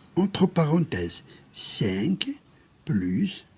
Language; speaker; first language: French; non-native, local second language; Arabic